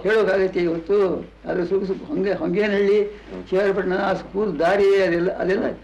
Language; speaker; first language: Kannada; non-native, local second language; Tamil